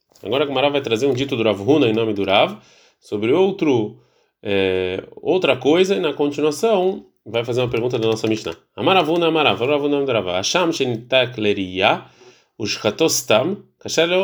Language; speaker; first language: Portuguese; early bilingual, heritage; Portuguese